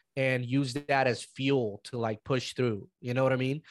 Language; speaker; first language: English; early bilingual, other home language; Spanish